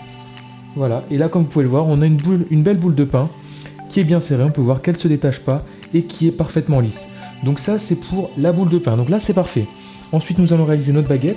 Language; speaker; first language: French; native; French